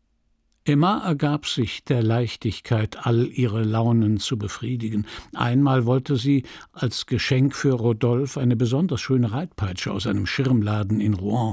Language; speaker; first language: German; native; German